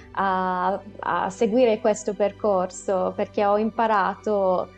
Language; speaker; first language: Italian; non-native, fluent; English